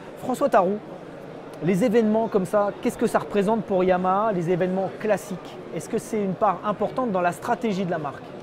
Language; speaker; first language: French; native; French